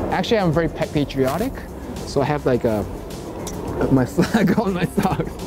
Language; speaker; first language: English; non-native, fluent; Japanese